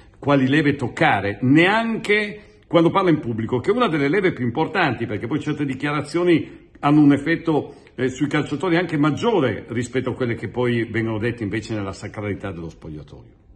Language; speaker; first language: Italian; native; Italian